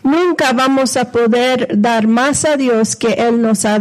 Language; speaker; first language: Spanish; non-native, fluent; English